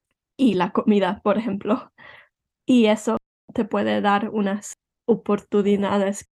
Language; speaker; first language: Spanish; early bilingual, heritage; Spanish